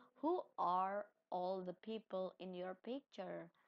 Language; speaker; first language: English; non-native, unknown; Indonesian